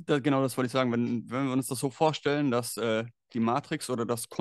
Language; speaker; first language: German; native; German